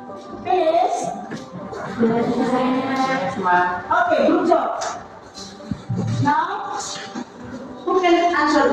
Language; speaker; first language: English; non-native, learner; Indonesian